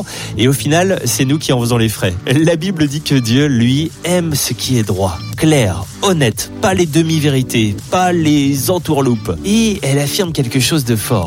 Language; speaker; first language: French; native; French